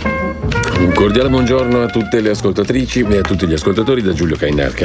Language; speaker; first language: Italian; native; Italian